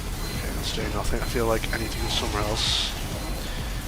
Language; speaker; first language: English; native; English